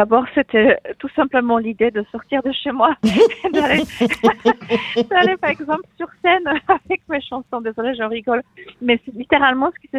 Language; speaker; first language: French; non-native, fluent; Polish